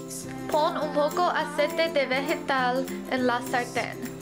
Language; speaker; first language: Spanish; non-native, learner; English